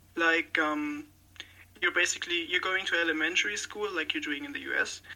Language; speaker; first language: English; non-native, fluent; German